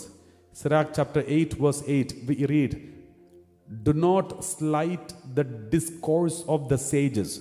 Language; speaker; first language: English; non-native, local second language; Malayalam